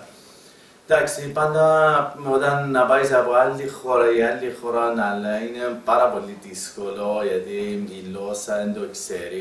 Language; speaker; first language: Greek; non-native, learner; Persian